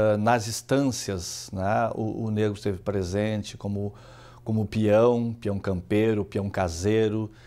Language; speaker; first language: Portuguese; native; Portuguese